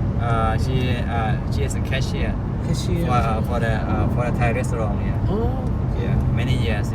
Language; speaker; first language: English; non-native, learner; Thai